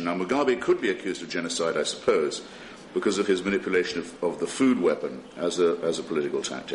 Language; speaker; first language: English; native; English